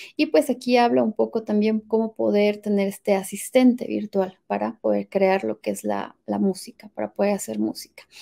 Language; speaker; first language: Spanish; native; Spanish